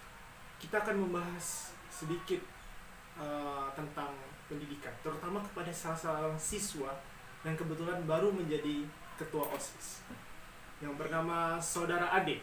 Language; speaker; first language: Indonesian; native; Indonesian